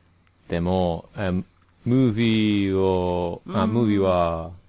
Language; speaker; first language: Japanese; non-native, learner; English